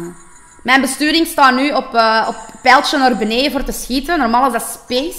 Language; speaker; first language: Dutch; native; Dutch